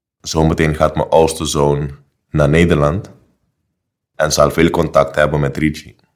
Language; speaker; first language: Dutch; non-native, local second language; Papiamento